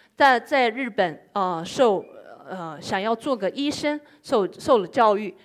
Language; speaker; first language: Chinese; non-native, fluent; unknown